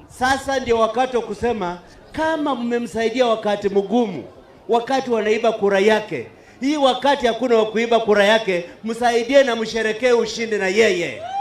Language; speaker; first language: Swahili; non-native, local second language; Luyia